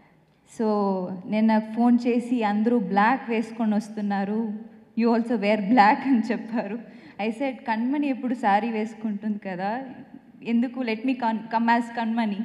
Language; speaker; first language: Telugu; non-native, fluent; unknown